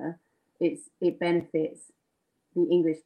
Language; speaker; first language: English; native; English